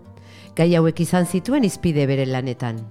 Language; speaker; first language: Basque; native; Basque